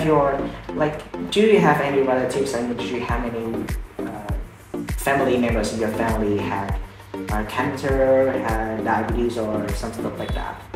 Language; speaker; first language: English; non-native, fluent; Vietnamese